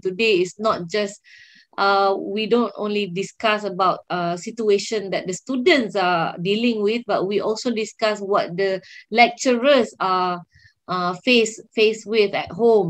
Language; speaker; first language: English; non-native, local second language; Malay